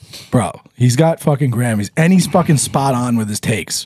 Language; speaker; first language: English; native; English